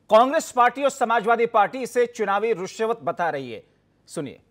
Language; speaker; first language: Hindi; native; Hindi